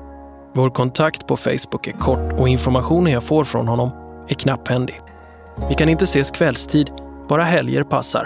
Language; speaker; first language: Swedish; native; Swedish